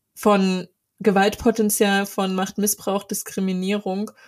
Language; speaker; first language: German; native; German